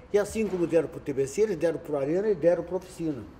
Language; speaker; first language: Portuguese; native; Portuguese